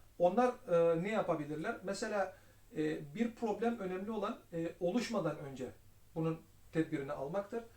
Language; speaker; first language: Turkish; native; Turkish